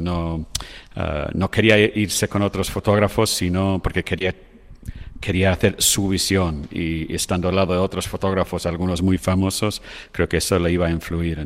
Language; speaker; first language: Spanish; non-native, fluent; English